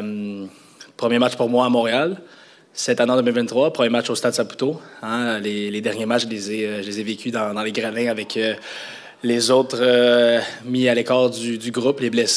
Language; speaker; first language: French; native; French